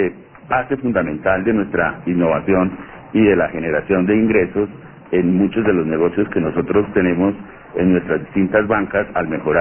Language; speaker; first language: Spanish; native; Spanish